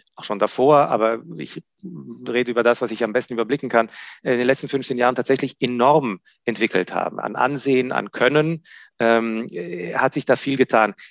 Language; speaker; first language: German; non-native, fluent; Hebrew